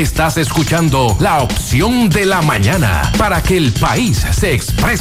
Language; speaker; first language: Spanish; native; Spanish